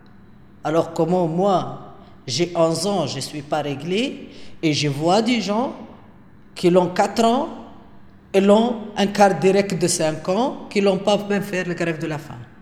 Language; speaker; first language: French; non-native, local second language; Arabic